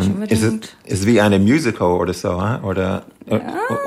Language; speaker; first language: German; non-native, learner; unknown